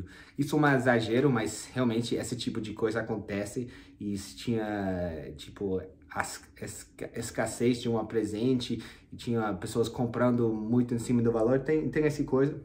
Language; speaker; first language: Portuguese; non-native, fluent; English